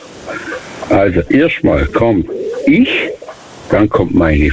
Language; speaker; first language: German; native; German